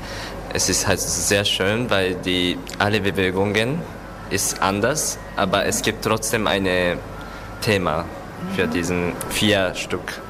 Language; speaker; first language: German; non-native, learner; Japanese